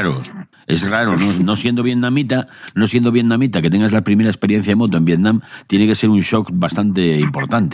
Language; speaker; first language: Spanish; native; Spanish